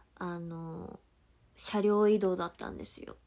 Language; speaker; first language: Japanese; native; Japanese